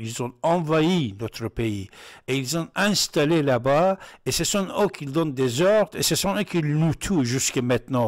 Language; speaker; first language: French; non-native, fluent; Persian